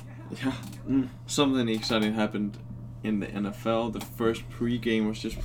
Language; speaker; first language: English; non-native, fluent; Danish